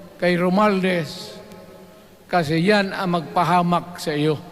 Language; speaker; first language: Filipino; non-native, local second language; Cebuano